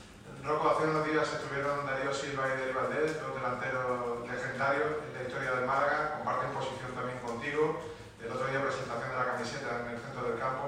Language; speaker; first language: Spanish; native; Spanish